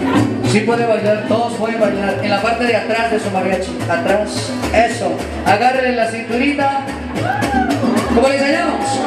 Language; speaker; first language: Spanish; native; Spanish